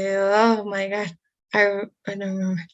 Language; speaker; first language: English; non-native, learner; Spanish